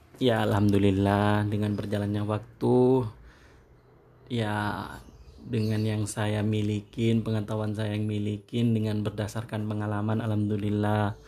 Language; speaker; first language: Indonesian; non-native, local second language; Madurese